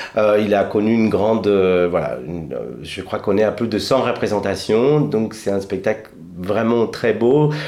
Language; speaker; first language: French; non-native, fluent; Spanish